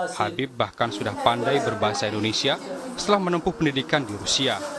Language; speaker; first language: Indonesian; native; Indonesian